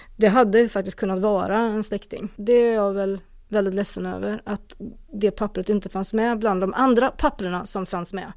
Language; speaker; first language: Swedish; native; Swedish